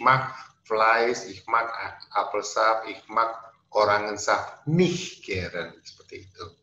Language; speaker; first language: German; non-native, fluent; Indonesian